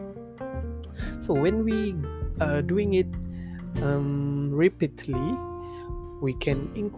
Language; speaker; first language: English; non-native, local second language; Malay